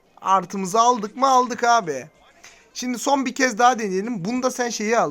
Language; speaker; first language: Turkish; native; Turkish